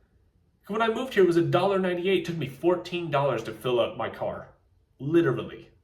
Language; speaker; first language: English; native; English